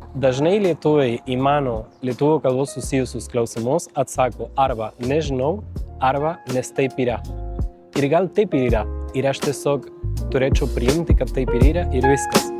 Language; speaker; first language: Lithuanian; non-native, fluent; Spanish